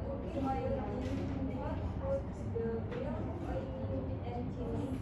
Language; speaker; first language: English; non-native, learner; Indonesian